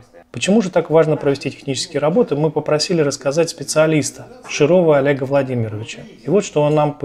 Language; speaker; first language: Russian; native; Russian